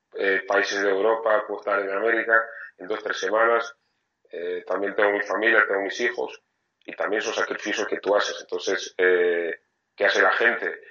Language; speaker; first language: Spanish; non-native, fluent; French